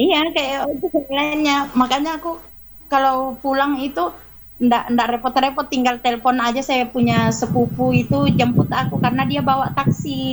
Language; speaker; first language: Indonesian; native; Indonesian